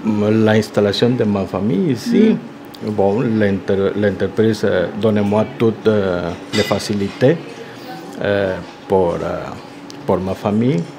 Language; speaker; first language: French; non-native, learner; Spanish